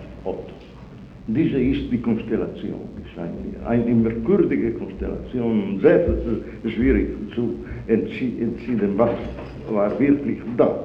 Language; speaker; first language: German; non-native, fluent; Italian